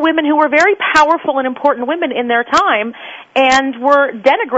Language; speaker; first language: English; native; English